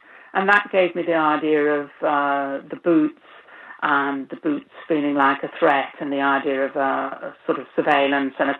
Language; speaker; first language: English; native; English